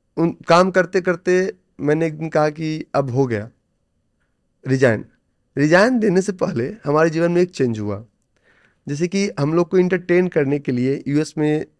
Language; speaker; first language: Hindi; native; Hindi